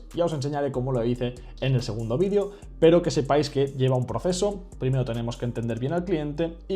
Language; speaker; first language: Spanish; native; Spanish